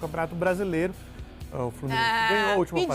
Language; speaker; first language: Portuguese; native; Portuguese